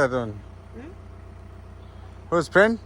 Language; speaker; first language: English; non-native, learner; Nepali